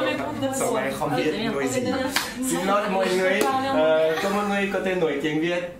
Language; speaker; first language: Vietnamese; non-native, learner; French